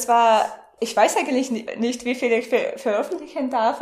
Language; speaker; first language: German; non-native, fluent; Russian